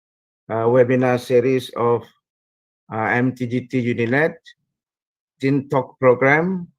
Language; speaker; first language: English; non-native, fluent; Indonesian